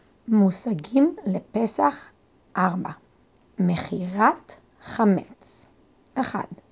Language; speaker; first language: Hebrew; non-native, learner; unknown